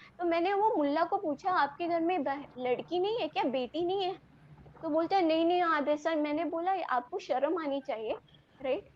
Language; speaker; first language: Hindi; non-native, local second language; Telugu